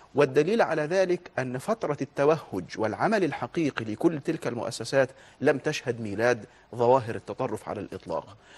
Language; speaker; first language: Arabic; native; Arabic